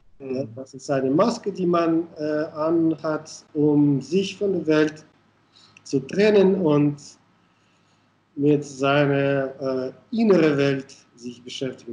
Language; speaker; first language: German; non-native, fluent; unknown